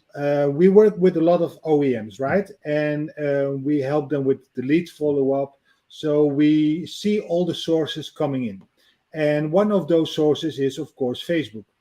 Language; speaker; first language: English; non-native, fluent; Dutch